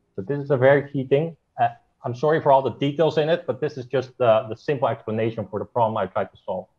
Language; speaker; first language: English; non-native, fluent; Dutch